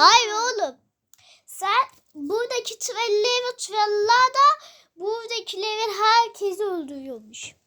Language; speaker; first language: Turkish; native; Turkish